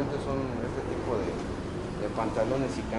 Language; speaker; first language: Spanish; native; Spanish